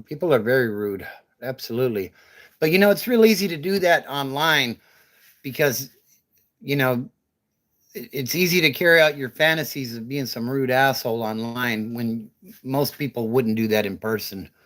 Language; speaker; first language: English; native; English